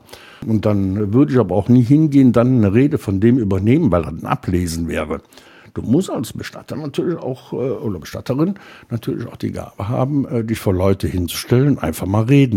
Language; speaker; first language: German; native; German